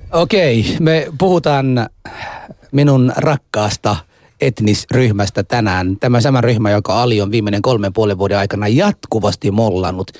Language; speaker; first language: Finnish; non-native, fluent; Somali